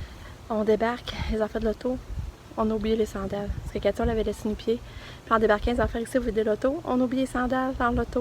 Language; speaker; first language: French; native; French